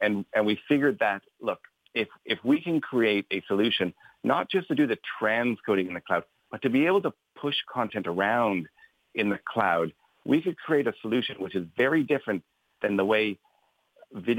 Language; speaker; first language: English; native; English